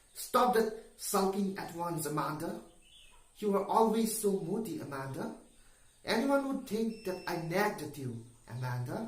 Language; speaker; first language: English; non-native, local second language; Assamese